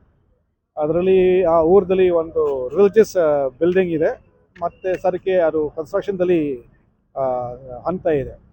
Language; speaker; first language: Kannada; non-native, fluent; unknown